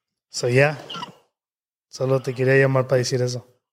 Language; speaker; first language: Spanish; early bilingual, heritage; Spanish